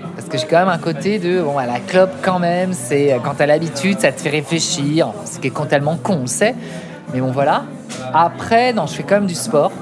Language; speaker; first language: French; native; French